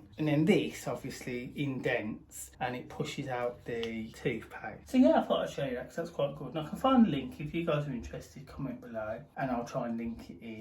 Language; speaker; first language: English; native; English